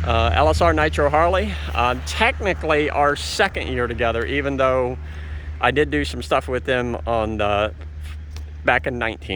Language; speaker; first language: English; native; English